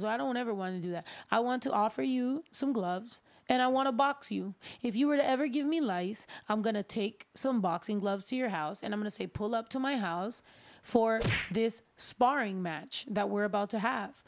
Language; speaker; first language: English; early bilingual, other home language; Spanish